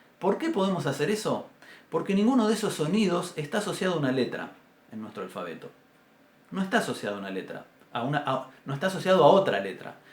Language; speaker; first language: Spanish; native; Spanish